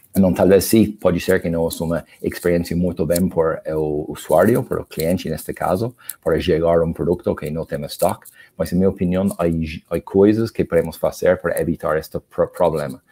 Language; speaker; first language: Portuguese; non-native, learner; English